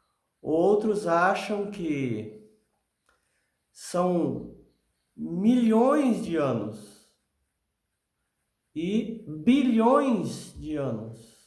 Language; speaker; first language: Portuguese; native; Portuguese